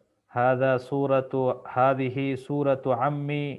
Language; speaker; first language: Arabic; non-native, fluent; Urdu